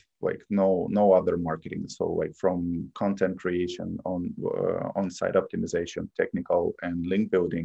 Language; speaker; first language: English; non-native, fluent; Ukrainian